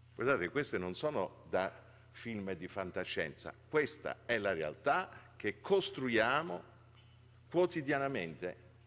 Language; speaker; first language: Italian; native; Italian